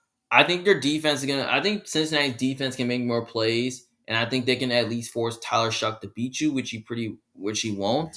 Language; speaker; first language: English; native; English